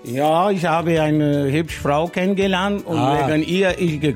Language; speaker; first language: German; non-native, learner; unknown